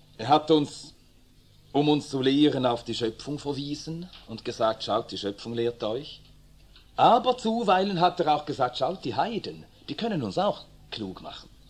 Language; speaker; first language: German; early bilingual, other home language; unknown